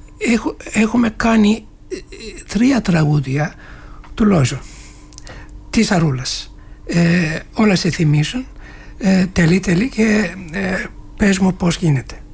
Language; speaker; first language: Greek; non-native, fluent; Turkish